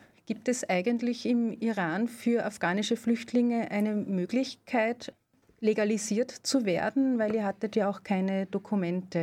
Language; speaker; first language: German; native; German